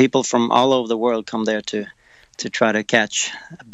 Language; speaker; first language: English; non-native, fluent; Swedish